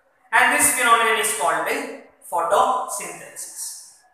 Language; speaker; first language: English; non-native, local second language; Malayalam